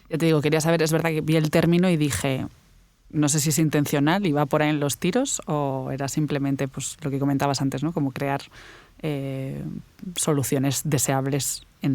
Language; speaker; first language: Spanish; native; Spanish